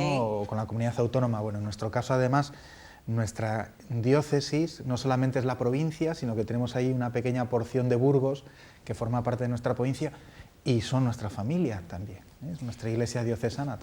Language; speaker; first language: Spanish; native; Spanish